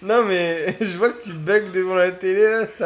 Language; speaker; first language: French; native; French